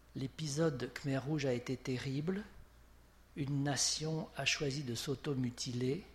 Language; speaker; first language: French; native; French